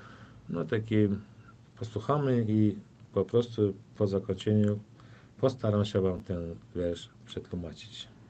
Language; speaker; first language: Polish; non-native, fluent; Turkmen